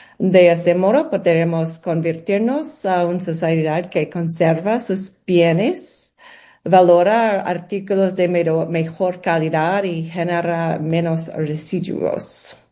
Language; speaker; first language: Spanish; non-native, learner; English